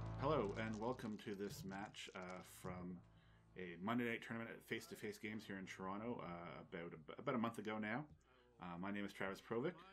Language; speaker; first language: English; native; English